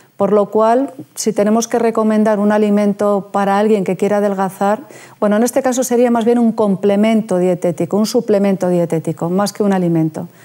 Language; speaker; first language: Spanish; native; Spanish